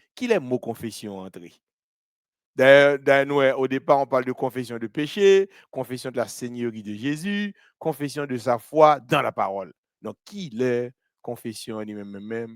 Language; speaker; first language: French; non-native, local second language; Haitian Creole